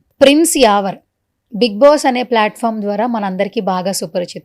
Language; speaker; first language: Telugu; native; Telugu